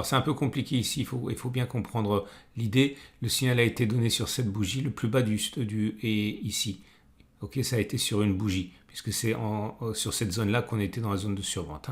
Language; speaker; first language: French; native; French